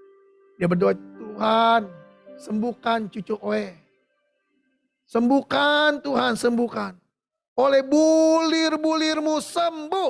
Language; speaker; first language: Indonesian; native; Indonesian